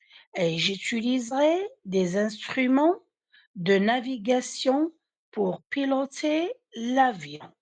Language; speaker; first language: French; non-native, fluent; Arabic